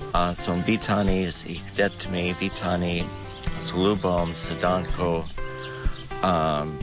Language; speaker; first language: Slovak; non-native, learner; English